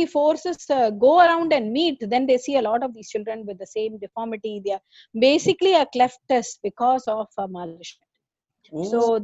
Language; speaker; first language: English; non-native, local second language; Tamil